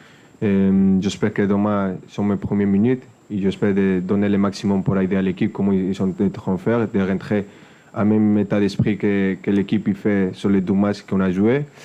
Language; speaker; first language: French; non-native, fluent; Spanish